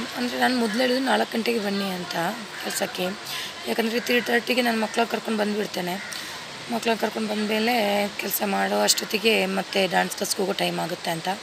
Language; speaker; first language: Kannada; non-native, local second language; Marwari